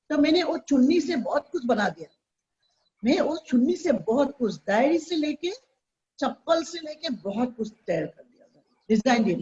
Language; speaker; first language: Hindi; non-native, local second language; Assamese